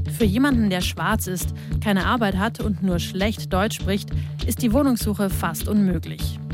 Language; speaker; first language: German; native; German